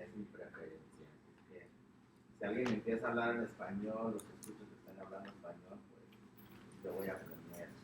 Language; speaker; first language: Spanish; early bilingual, heritage; Spanish